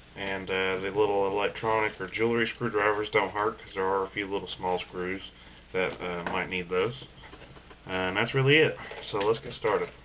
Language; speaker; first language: English; native; English